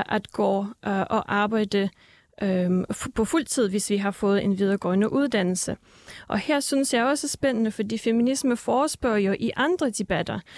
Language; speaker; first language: Danish; early bilingual, other home language; Russian